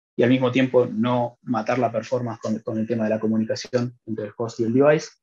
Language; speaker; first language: Spanish; native; Spanish